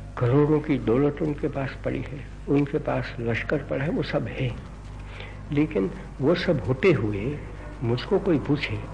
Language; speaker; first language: Hindi; non-native, local second language; Gujarati